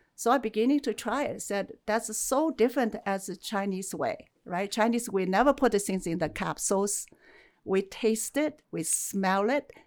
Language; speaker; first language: English; non-native, fluent; Chinese